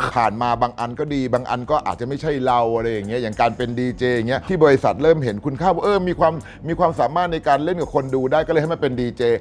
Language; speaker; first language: Thai; native; Thai